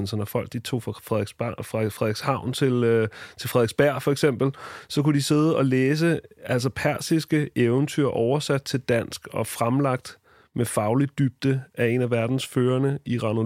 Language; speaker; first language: Danish; native; Danish